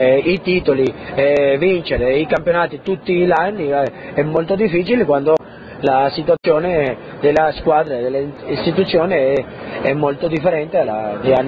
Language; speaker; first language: Italian; early bilingual, heritage; Spanish